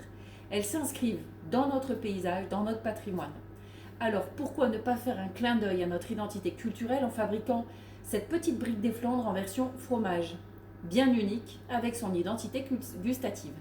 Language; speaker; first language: French; native; French